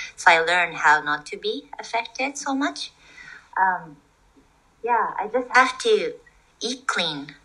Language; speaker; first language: English; non-native, fluent; Japanese